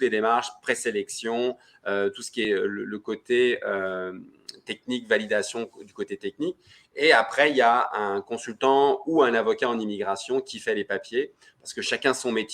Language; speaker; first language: French; native; French